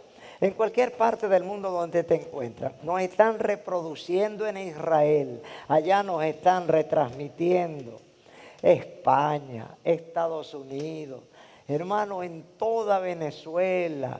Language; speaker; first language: Spanish; native; Spanish